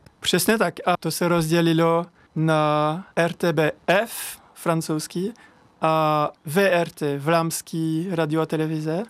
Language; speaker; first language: Czech; non-native, fluent; French